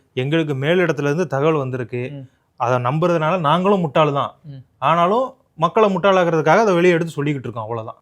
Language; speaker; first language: Tamil; native; Tamil